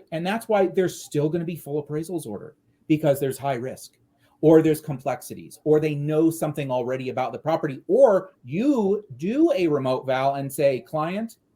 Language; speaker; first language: English; native; English